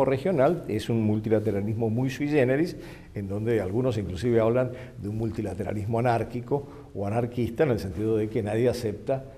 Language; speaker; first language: Spanish; native; Spanish